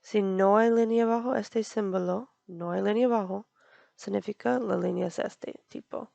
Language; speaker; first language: Spanish; non-native, learner; English